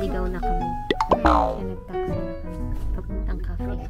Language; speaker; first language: Korean; non-native, learner; Filipino